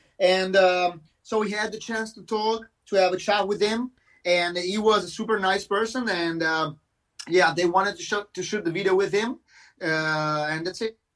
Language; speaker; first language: English; non-native, fluent; Italian